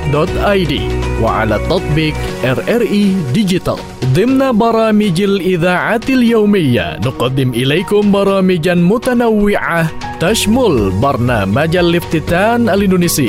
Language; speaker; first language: Arabic; non-native, fluent; Indonesian